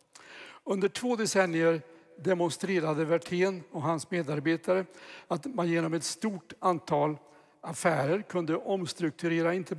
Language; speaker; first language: Swedish; native; Swedish